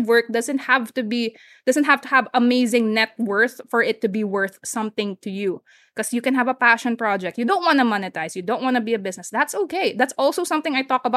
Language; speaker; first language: English; non-native, local second language; Hiligaynon